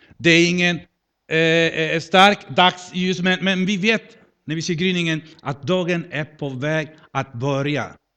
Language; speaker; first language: Swedish; non-native, fluent; Spanish